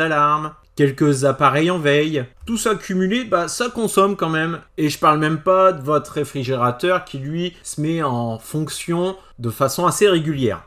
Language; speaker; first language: French; native; French